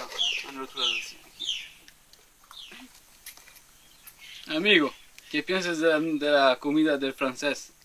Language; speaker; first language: Spanish; non-native, learner; French